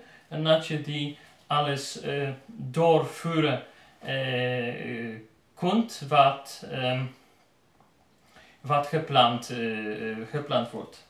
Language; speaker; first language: Dutch; non-native, learner; Polish